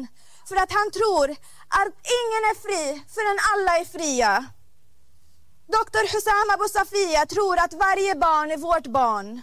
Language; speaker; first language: Swedish; non-native, fluent; Arabic